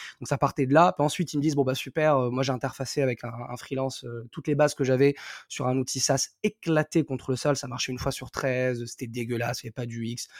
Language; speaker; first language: French; non-native, local second language; Arabic